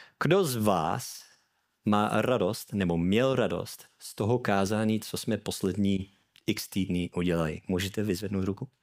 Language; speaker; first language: Czech; non-native, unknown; English